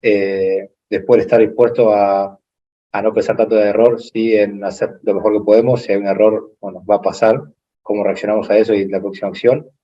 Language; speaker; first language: Spanish; native; Spanish